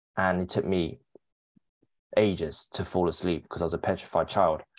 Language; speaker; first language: English; native; English